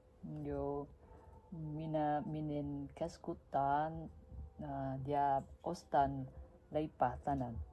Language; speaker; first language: Finnish; non-native, learner; Vietnamese